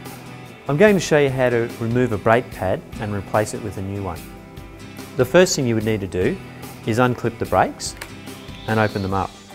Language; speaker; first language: English; native; English